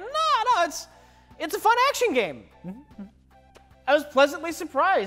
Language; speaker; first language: English; native; English